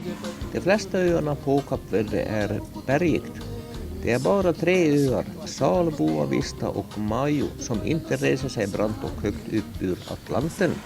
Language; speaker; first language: Swedish; native; Swedish